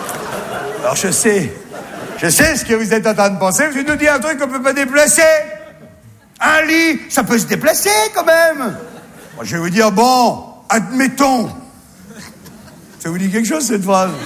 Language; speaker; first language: French; native; French